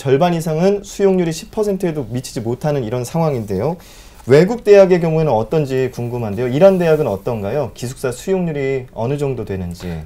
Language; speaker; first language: Korean; native; Korean